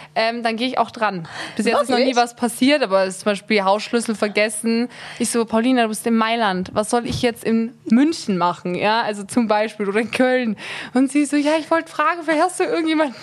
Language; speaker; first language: German; native; German